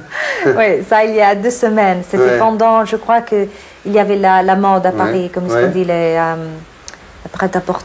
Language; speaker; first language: French; non-native, fluent; English